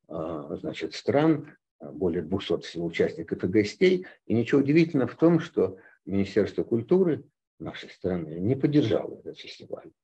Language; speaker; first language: Russian; native; Russian